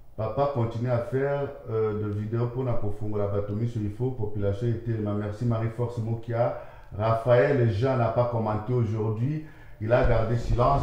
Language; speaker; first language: French; non-native, local second language; Lingala